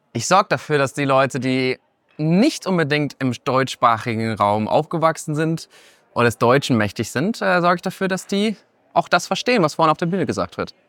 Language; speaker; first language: German; native; German